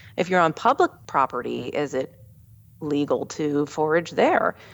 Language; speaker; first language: English; native; English